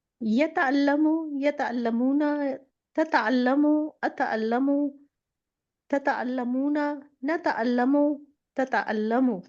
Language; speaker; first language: Arabic; non-native, learner; Urdu